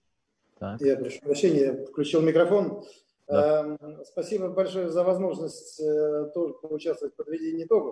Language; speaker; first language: Russian; native; Russian